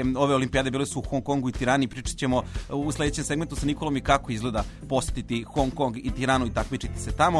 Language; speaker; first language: Serbian; native; Serbian